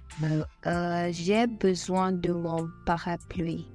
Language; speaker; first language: French; non-native, learner; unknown